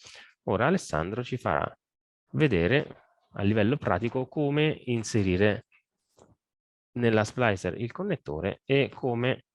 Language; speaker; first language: Italian; native; Italian